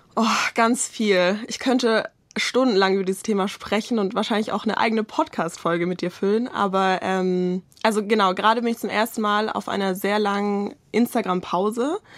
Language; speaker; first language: German; native; German